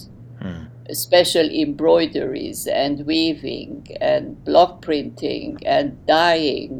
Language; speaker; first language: English; non-native, fluent; Arabic